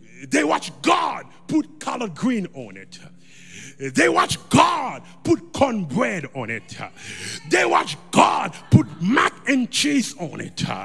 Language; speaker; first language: English; non-native, fluent; Haitian Creole